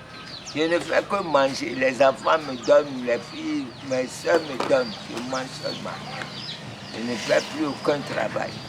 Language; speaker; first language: French; non-native, learner; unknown